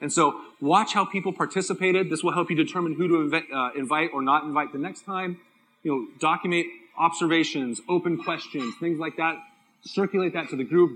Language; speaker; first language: English; native; English